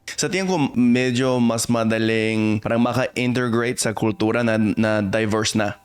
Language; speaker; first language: Filipino; non-native, fluent; English